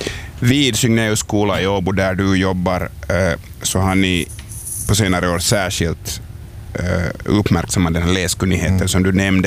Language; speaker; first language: Swedish; native; Swedish